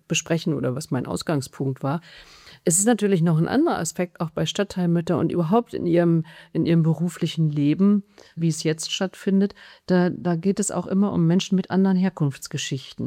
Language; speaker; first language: German; native; German